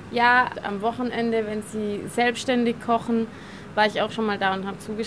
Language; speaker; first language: German; native; German